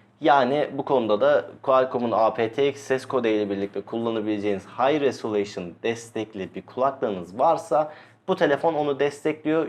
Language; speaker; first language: Turkish; native; Turkish